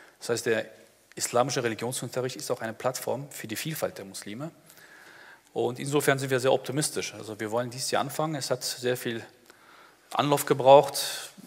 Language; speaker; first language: German; early bilingual, other home language; Turkish